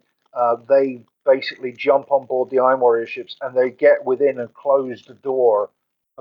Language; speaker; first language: English; native; English